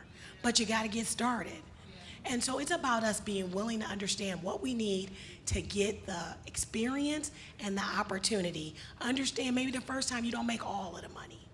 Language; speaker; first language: English; native; English